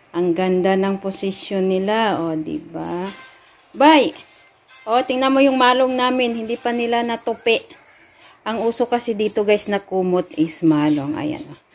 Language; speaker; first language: Filipino; non-native, local second language; Cebuano